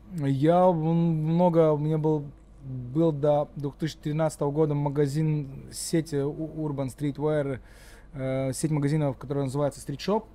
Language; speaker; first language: Russian; non-native, local second language; Latvian